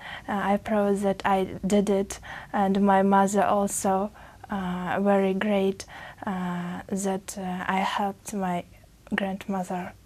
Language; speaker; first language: English; non-native, learner; Uzbek